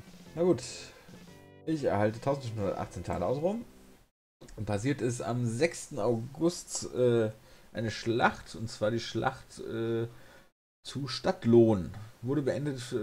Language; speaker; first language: German; native; German